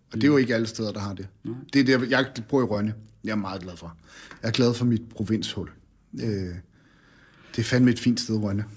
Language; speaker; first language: Danish; native; Danish